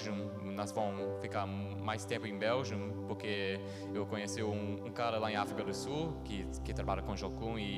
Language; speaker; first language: Portuguese; early bilingual, heritage; Portuguese